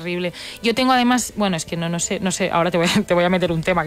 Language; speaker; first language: Spanish; native; Spanish